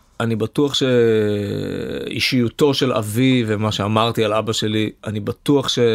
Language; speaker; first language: Hebrew; native; Hebrew